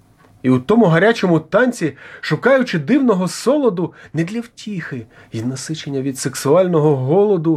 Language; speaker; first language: Ukrainian; native; Ukrainian